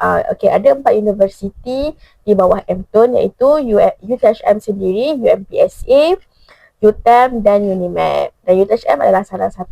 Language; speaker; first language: Malay; native; Malay